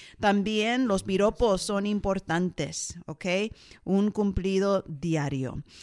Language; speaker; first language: Spanish; early bilingual, heritage; Spanish